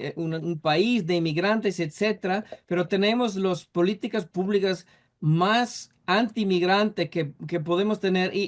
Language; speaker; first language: Spanish; non-native, fluent; English